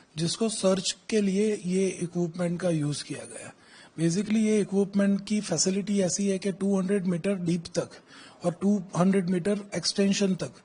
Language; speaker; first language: Hindi; non-native, local second language; Gujarati